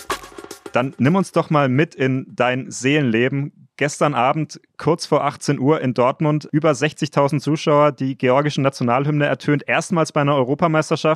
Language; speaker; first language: German; native; German